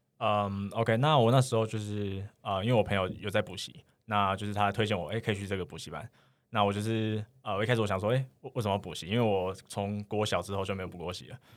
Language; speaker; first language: Chinese; native; Chinese